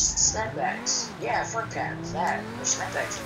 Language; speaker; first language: English; native; English